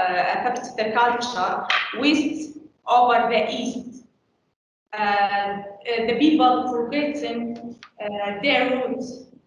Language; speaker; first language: English; non-native, learner; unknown